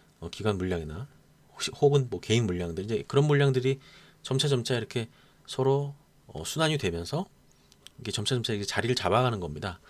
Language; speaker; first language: Korean; native; Korean